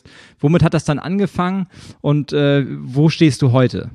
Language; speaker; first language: German; native; German